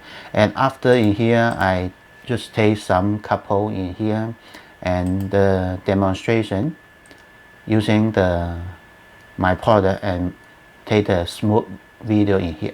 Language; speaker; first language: English; non-native, learner; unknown